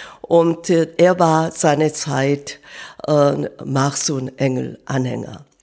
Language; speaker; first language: German; non-native, learner; Korean